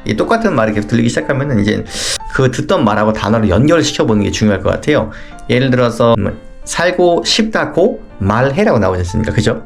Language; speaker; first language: Korean; native; Korean